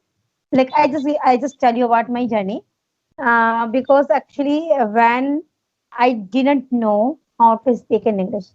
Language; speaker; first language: English; non-native, learner; Hindi